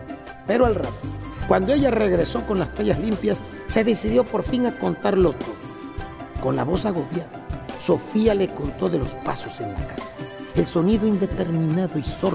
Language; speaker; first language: Spanish; native; Spanish